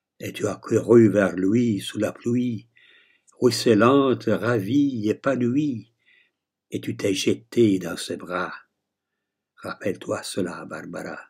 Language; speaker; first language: French; non-native, fluent; Italian